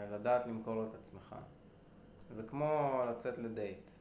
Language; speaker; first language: Hebrew; early bilingual, other home language; Russian